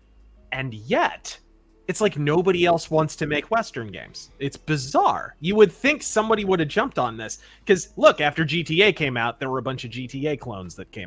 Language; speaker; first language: English; native; English